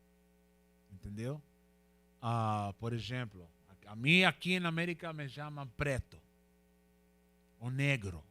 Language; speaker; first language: Portuguese; non-native, learner; Spanish